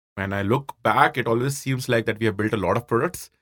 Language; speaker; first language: English; non-native, local second language; Hindi